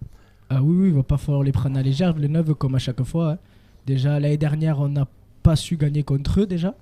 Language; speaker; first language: French; native; French